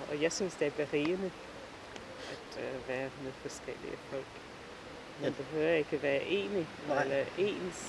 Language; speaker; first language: Danish; non-native, fluent; English